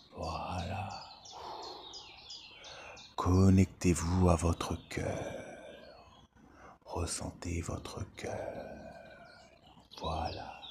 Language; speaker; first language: French; native; French